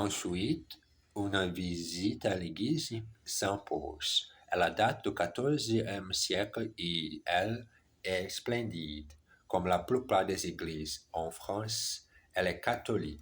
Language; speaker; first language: French; non-native, learner; German